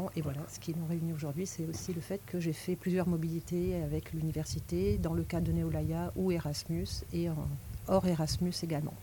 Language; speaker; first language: French; native; French